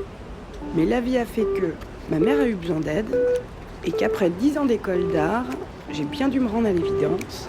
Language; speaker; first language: French; native; French